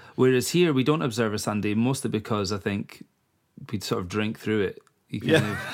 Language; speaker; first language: English; native; English